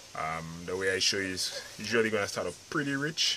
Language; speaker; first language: English; native; English